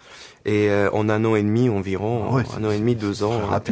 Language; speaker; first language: French; non-native, fluent; Italian